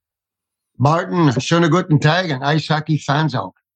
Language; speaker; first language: German; non-native, fluent; English